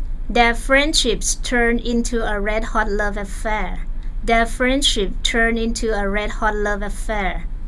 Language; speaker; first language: English; non-native, fluent; Thai